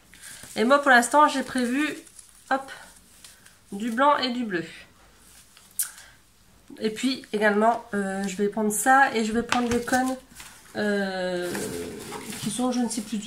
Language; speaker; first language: French; native; French